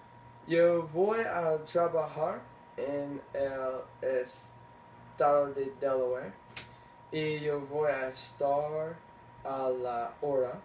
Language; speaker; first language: Spanish; non-native, learner; English